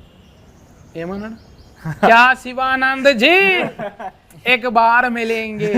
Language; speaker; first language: Telugu; native; Telugu